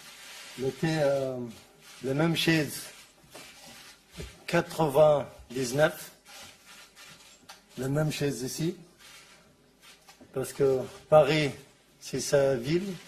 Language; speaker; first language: French; non-native, learner; Arabic